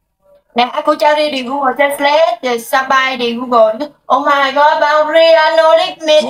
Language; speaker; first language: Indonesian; non-native, learner; Vietnamese